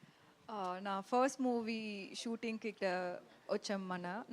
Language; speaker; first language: Telugu; non-native, learner; Tamil